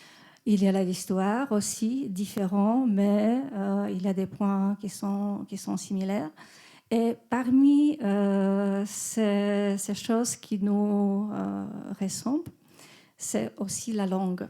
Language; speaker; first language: French; non-native, fluent; Czech